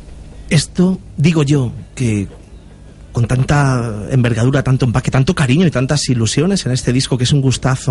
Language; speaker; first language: Spanish; native; Spanish